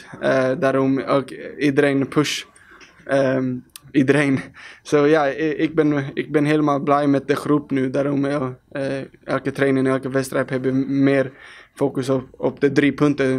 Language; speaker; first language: Dutch; non-native, learner; Swedish